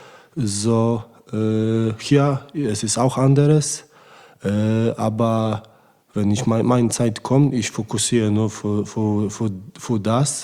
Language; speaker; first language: German; non-native, learner; Polish